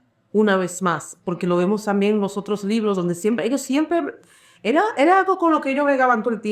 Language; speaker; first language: Spanish; early bilingual, heritage; Spanish